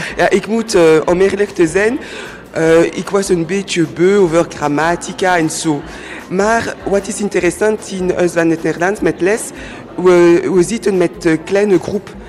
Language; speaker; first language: Dutch; non-native, local second language; French